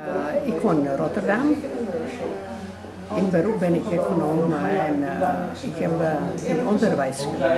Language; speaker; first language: Dutch; non-native, fluent; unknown